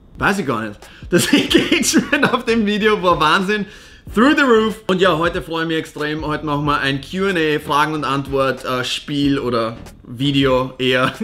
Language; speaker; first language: German; native; German